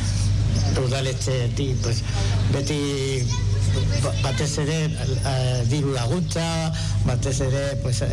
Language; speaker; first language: Basque; non-native, local second language; Spanish